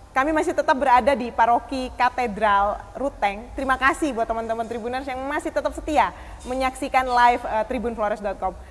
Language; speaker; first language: Indonesian; native; Indonesian